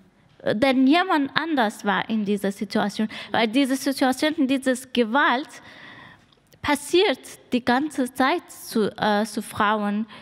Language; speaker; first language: German; non-native, learner; Persian